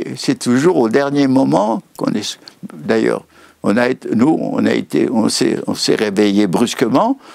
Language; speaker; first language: French; native; French